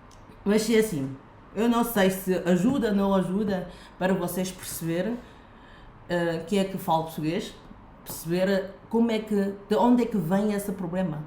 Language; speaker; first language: Portuguese; non-native, fluent; Chinese